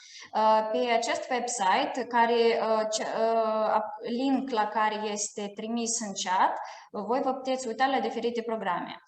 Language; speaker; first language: Romanian; non-native, fluent; Russian